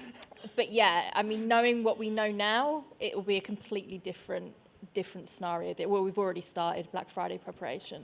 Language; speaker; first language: English; native; English